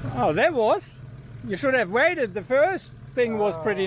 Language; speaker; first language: English; native; English